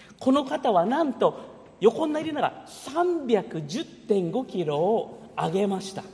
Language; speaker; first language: Japanese; early bilingual, heritage; Japanese